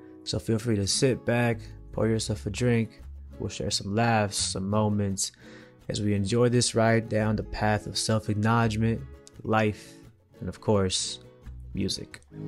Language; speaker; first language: English; early bilingual, other home language; Spanish